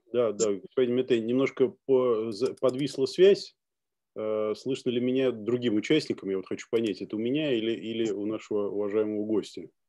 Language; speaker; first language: Russian; native; Russian